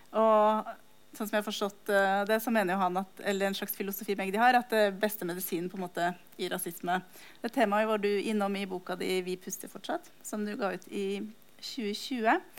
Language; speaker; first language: Norwegian; native; Norwegian